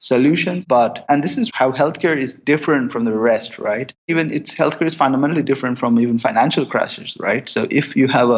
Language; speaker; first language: English; non-native, local second language; Bangla